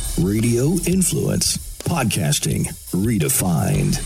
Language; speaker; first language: English; native; English